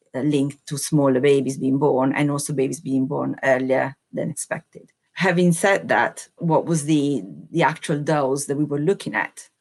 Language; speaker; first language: English; non-native, fluent; Italian